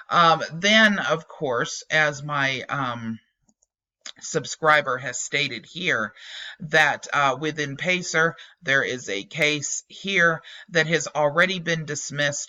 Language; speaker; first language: English; native; English